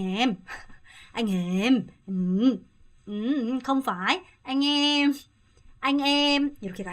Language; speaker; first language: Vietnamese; non-native, fluent; Korean